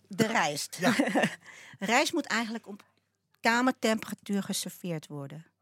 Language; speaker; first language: Dutch; early bilingual, other home language; Cantonese